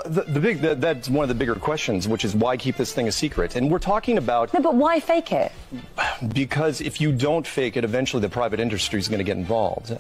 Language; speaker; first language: English; native; English